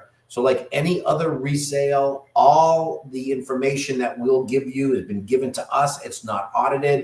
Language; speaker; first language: English; native; English